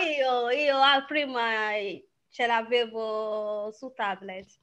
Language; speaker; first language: Italian; non-native, fluent; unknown